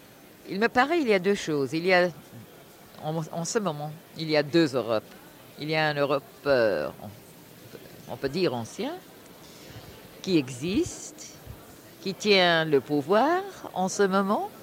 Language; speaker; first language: French; non-native, fluent; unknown